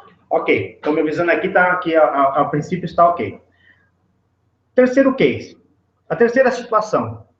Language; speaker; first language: Portuguese; native; Portuguese